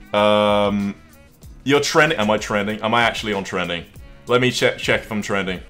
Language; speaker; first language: English; native; English